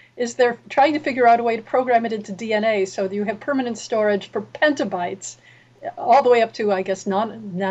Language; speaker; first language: English; native; English